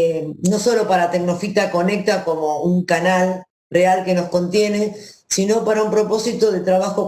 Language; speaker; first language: Spanish; native; Spanish